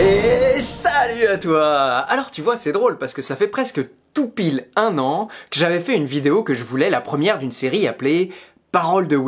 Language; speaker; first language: French; native; French